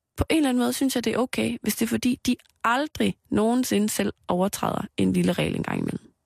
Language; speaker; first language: Danish; native; Danish